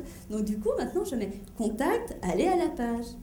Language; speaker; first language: French; native; French